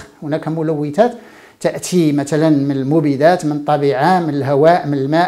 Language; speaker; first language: Arabic; native; Arabic